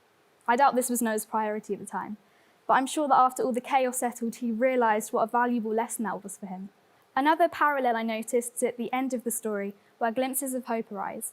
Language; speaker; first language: English; native; English